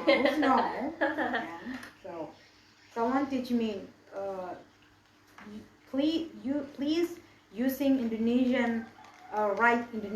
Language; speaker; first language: English; non-native, learner; Indonesian